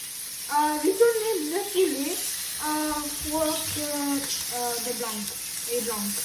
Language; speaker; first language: French; non-native, learner; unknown